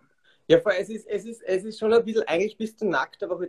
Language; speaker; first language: German; native; German